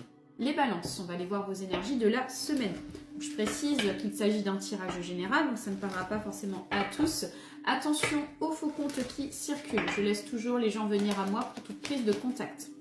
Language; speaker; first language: French; native; French